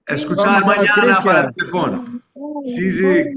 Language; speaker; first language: Spanish; non-native, learner; English